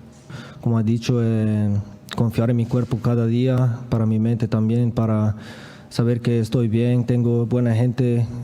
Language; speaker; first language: Spanish; non-native, fluent; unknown